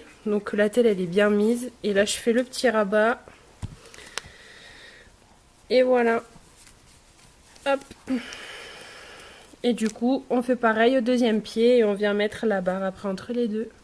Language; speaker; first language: French; native; French